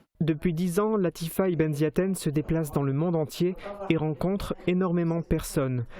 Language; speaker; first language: French; native; French